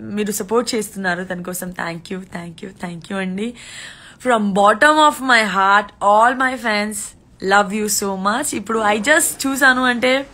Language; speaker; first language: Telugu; non-native, learner; Gujarati